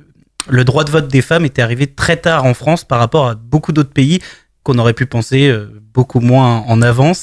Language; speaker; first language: French; native; French